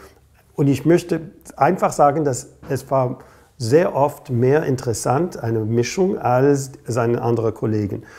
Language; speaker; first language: German; non-native, fluent; English